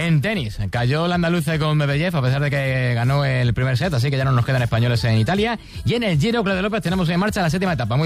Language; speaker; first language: Spanish; native; Spanish